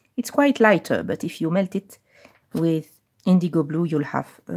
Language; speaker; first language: English; non-native, fluent; French